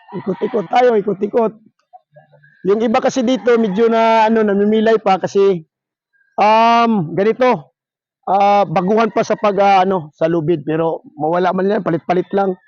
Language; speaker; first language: Filipino; non-native, local second language; Surigaonon